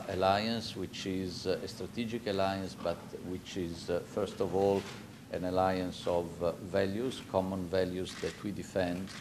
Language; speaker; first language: English; non-native, fluent; Italian